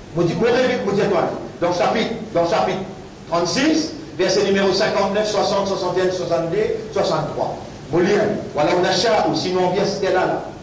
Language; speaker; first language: French; non-native, local second language; Morisyen